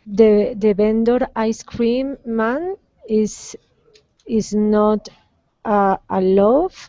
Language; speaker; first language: English; non-native, learner; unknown